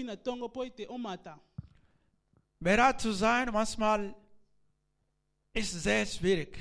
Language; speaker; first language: German; non-native, learner; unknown